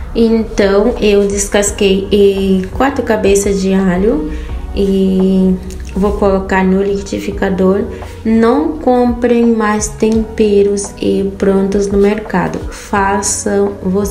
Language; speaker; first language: Portuguese; non-native, fluent; Haitian Creole